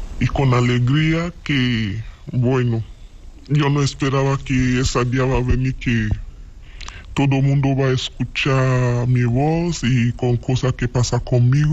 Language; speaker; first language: Spanish; non-native, learner; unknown